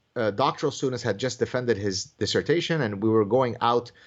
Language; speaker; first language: English; early bilingual, other home language; Arabic